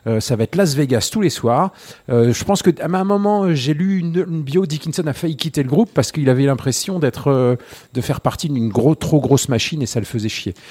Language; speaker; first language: French; native; French